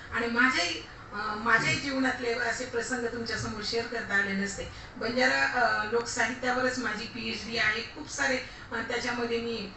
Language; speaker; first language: Marathi; non-native, local second language; Lambadi